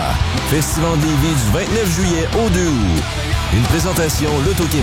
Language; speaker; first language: French; native; French